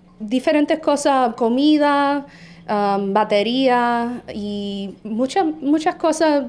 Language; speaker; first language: Spanish; early bilingual, heritage; Spanish